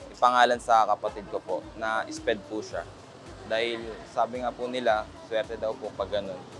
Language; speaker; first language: Filipino; native; Filipino